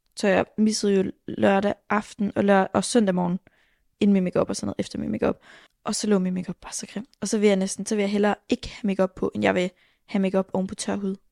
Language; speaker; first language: Danish; native; Danish